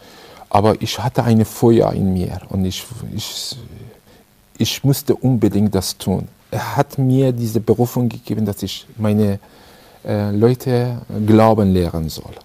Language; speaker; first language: German; non-native, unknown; Persian